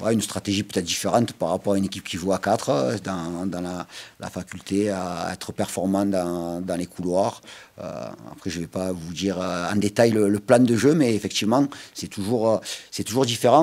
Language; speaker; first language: French; native; French